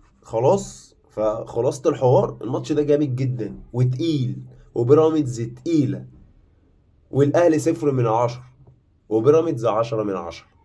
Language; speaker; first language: Arabic; native; Arabic